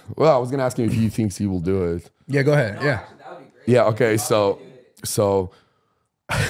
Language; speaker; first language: English; non-native, fluent; Ukrainian